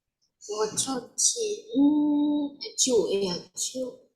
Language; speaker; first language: Chinese; non-native, learner; Indonesian